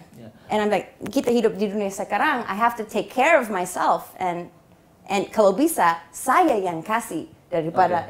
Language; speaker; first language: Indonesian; non-native, fluent; English